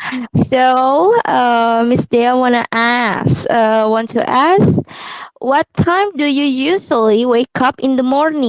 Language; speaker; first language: English; non-native, fluent; Indonesian